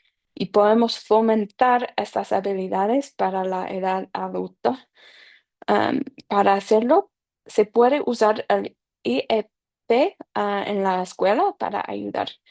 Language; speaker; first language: Spanish; non-native, fluent; English